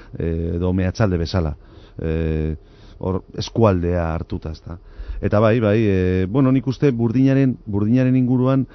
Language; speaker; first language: Basque; non-native, local second language; Spanish